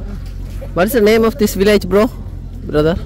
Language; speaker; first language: English; non-native, learner; Tamil